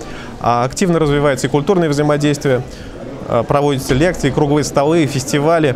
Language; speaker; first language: Russian; native; Russian